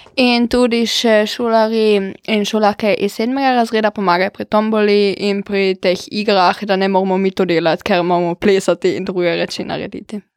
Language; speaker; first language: Slovenian; non-native, local second language; German